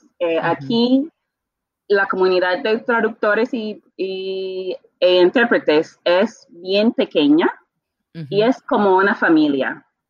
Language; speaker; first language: Spanish; non-native, fluent; English